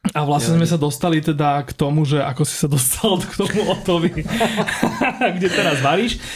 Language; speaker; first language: Slovak; native; Slovak